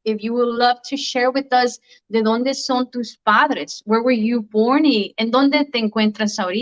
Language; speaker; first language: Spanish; early bilingual, heritage; Spanish